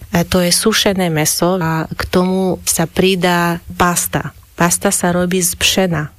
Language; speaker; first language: Slovak; non-native, fluent; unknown